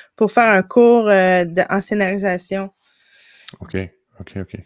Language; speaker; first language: French; native; French